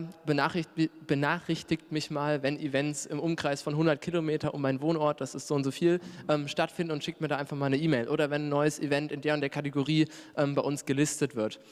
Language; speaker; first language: German; native; German